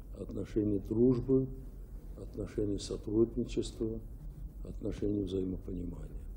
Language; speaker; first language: Russian; non-native, local second language; Azerbaijani